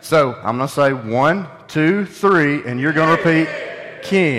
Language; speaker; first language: English; native; English